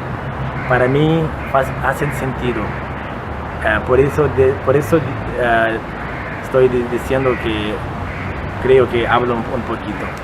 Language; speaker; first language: Spanish; non-native, learner; Portuguese